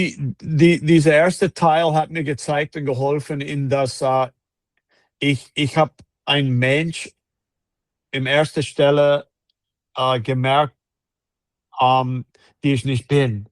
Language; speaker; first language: German; non-native, fluent; English